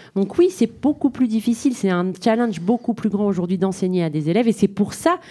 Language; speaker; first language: French; native; French